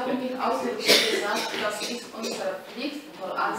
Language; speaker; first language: German; non-native, learner; Arabic